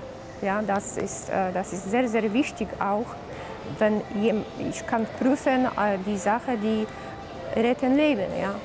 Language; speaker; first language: German; non-native, learner; Polish